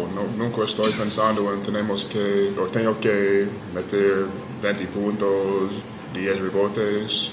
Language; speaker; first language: Spanish; non-native, fluent; English